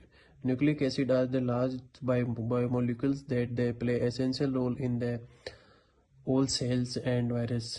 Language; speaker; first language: English; non-native, learner; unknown